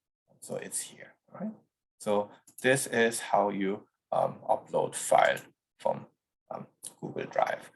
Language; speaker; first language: English; non-native, fluent; Korean